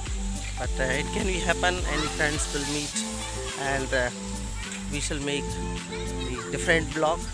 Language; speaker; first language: English; non-native, local second language; Hindi